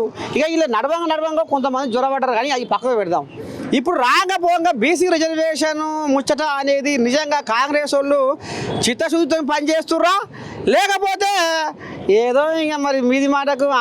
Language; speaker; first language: Telugu; native; Telugu